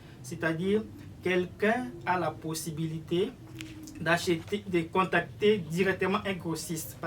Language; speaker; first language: French; non-native, local second language; Lingala